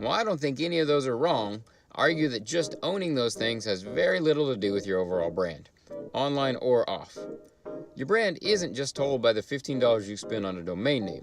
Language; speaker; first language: English; native; English